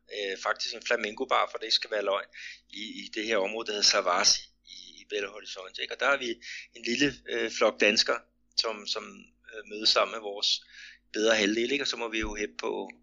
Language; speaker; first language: Danish; native; Danish